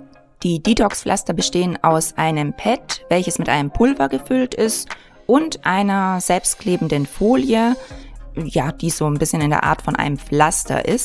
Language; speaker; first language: German; native; German